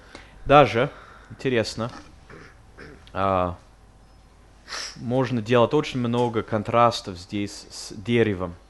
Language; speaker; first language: Russian; non-native, fluent; English